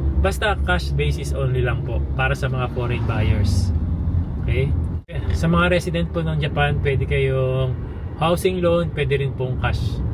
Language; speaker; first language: Filipino; native; Filipino